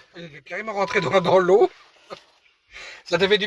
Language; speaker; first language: French; native; French